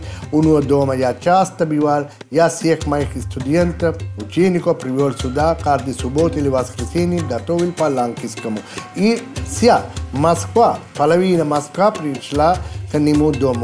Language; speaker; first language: Russian; non-native, fluent; Sinhala